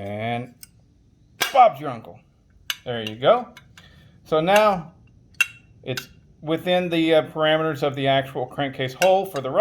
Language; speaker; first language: English; native; English